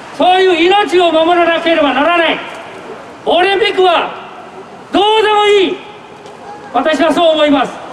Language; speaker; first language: Japanese; non-native, fluent; Burmese